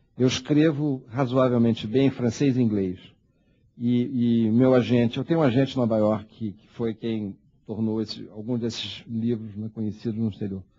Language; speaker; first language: Portuguese; early bilingual, heritage; Portuguese